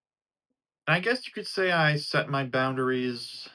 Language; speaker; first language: English; native; English